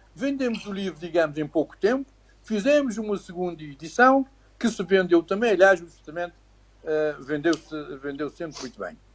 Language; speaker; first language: Portuguese; native; Portuguese